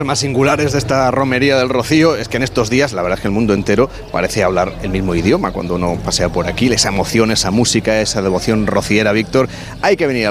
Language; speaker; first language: Spanish; native; Spanish